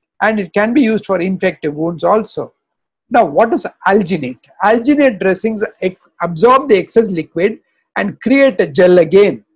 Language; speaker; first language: English; non-native, local second language; Tamil